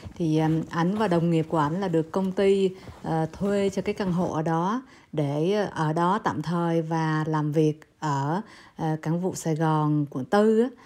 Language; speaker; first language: Vietnamese; native; Vietnamese